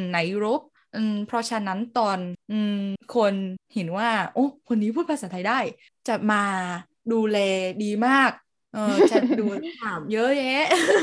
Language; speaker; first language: Thai; non-native, learner; Vietnamese